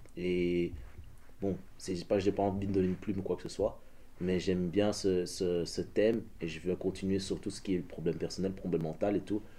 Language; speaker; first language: French; early bilingual, other home language; Dutch